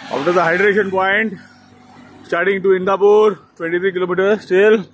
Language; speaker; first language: English; non-native, local second language; Marathi